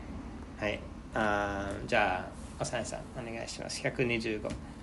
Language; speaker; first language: Japanese; non-native, fluent; English